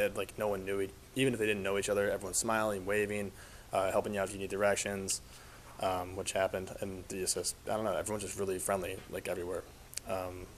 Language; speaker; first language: English; native; English